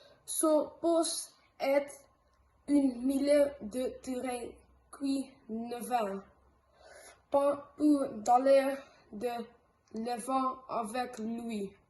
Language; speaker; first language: French; non-native, learner; Dutch